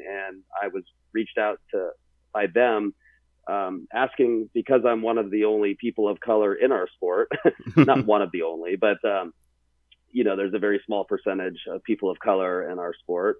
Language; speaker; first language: English; native; English